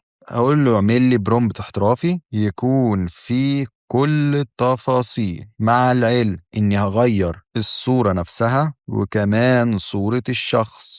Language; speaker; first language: Arabic; native; Arabic